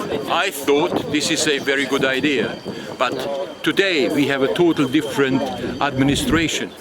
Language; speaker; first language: English; non-native, fluent; Hungarian